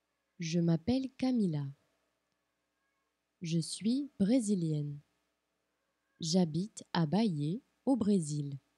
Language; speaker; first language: French; non-native, fluent; Portuguese